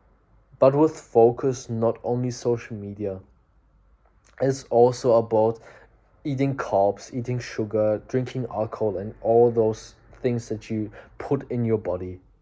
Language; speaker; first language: English; non-native, fluent; German